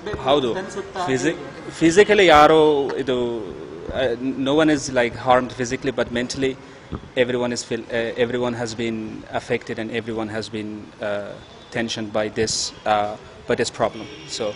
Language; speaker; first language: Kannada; non-native, learner; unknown